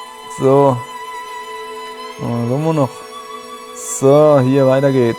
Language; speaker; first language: German; native; German